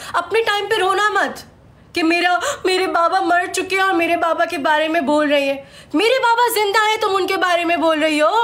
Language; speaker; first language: Urdu; native; Urdu